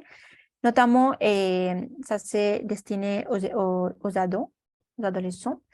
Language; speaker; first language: French; non-native, learner; Spanish